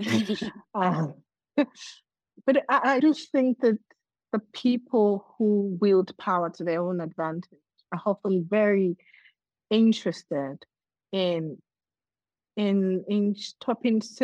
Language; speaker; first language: English; non-native, local second language; Yoruba